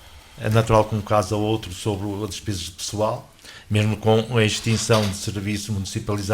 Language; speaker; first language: Portuguese; native; Portuguese